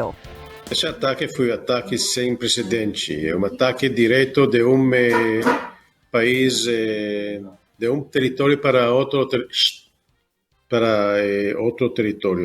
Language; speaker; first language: Portuguese; non-native, fluent; Hebrew